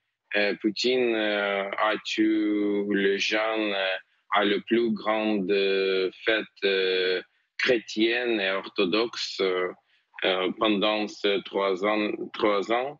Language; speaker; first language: French; non-native, learner; Ukrainian